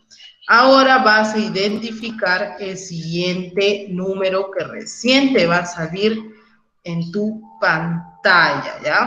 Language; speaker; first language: Spanish; native; Spanish